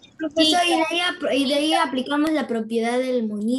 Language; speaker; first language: Spanish; native; Spanish